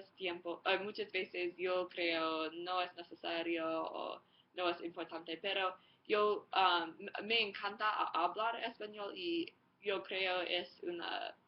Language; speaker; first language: Spanish; non-native, learner; English